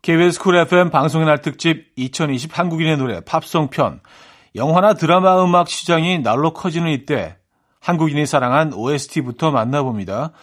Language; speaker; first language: Korean; native; Korean